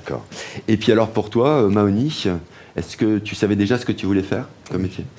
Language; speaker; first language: French; native; French